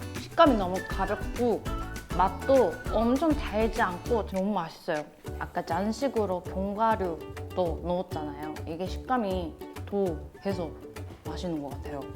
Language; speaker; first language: Korean; non-native, fluent; Japanese